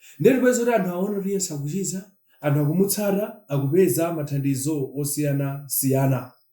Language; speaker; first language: Nyanja; non-native, local second language; Tumbuka